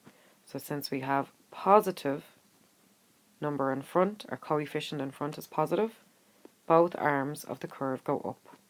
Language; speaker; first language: English; native; English